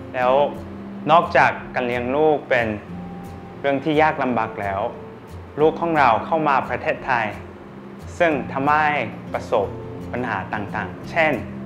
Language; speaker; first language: Thai; non-native, fluent; Korean